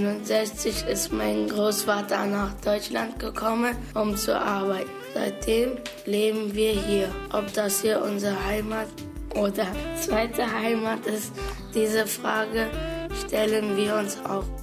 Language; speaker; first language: German; early bilingual, other home language; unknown